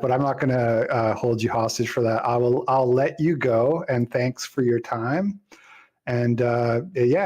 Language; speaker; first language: English; native; English